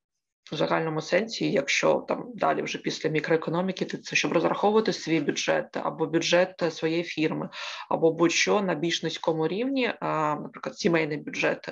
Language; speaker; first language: Ukrainian; native; Ukrainian